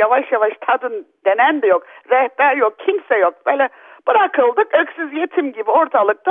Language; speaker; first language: Turkish; early bilingual, other home language; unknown